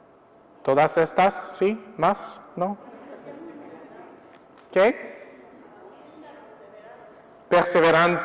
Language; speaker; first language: Spanish; non-native, fluent; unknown